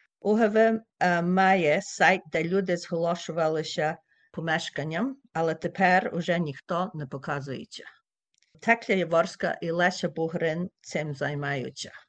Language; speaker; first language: Ukrainian; early bilingual, heritage; Ukrainian